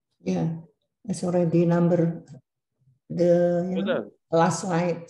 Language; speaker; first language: English; non-native, learner; Indonesian